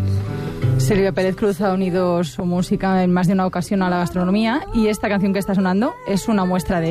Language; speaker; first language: Spanish; native; Spanish